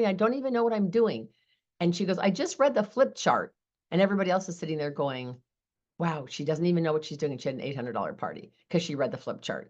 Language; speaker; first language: English; native; English